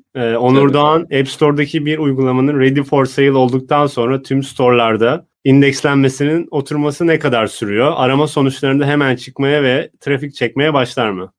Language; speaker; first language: Turkish; native; Turkish